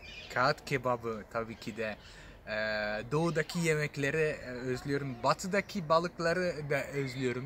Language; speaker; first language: Turkish; non-native, fluent; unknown